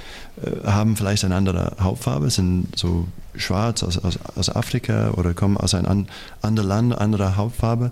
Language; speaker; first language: German; non-native, fluent; English